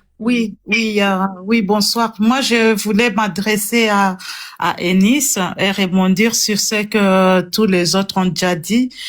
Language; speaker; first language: French; non-native, local second language; Lingala